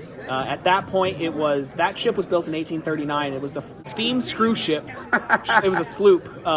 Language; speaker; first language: English; native; English